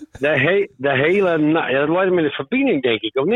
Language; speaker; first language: Dutch; native; Dutch